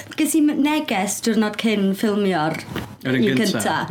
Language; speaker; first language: Welsh; native; Welsh